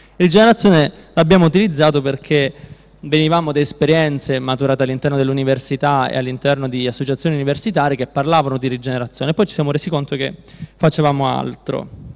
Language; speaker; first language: Italian; native; Italian